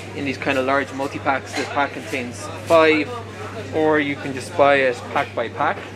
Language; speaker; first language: English; native; English